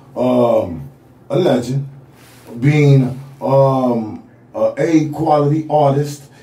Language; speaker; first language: English; native; English